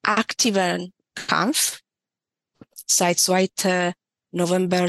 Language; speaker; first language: German; non-native, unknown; Tigrinya